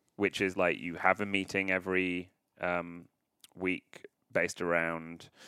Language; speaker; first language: English; native; English